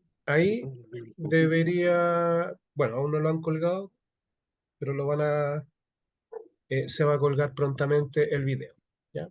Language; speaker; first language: Spanish; native; Spanish